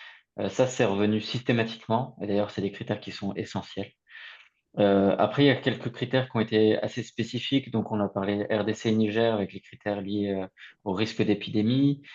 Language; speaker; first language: French; native; French